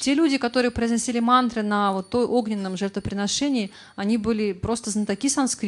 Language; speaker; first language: Russian; native; Russian